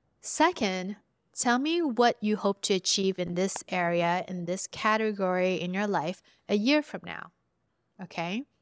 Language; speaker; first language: English; early bilingual, other home language; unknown